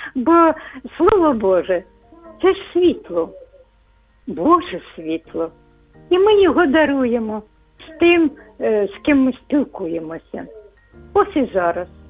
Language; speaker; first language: Ukrainian; native; Ukrainian